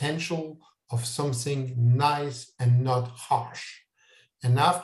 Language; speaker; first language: English; non-native, fluent; French